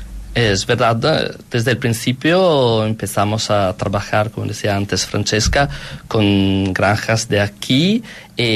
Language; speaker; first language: Spanish; non-native, fluent; Italian